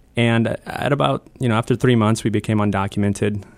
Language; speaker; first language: English; early bilingual, other home language; Spanish